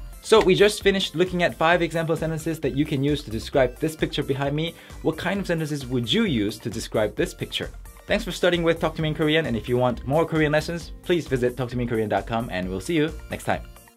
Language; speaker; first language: English; non-native, fluent; Korean